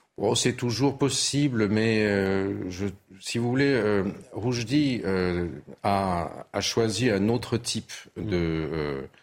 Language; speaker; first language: French; early bilingual, other home language; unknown